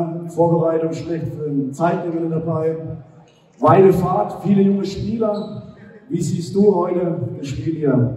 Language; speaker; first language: German; native; German